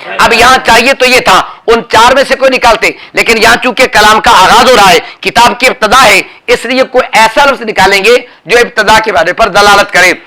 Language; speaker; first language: Urdu; non-native, local second language; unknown